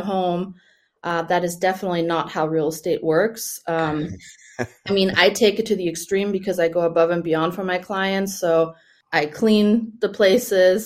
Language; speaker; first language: English; non-native, fluent; German